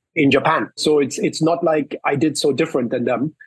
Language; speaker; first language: English; early bilingual, other home language; Spanish